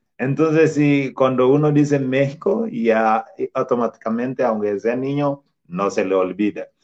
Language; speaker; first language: Spanish; non-native, fluent; Swahili